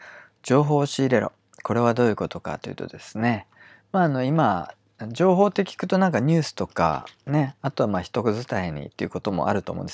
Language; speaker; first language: Japanese; native; Japanese